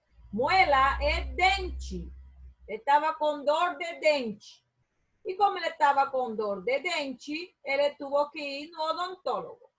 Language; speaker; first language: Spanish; non-native, learner; Portuguese